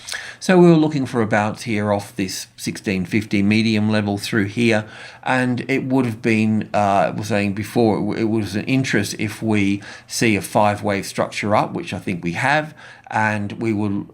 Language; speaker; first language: English; native; English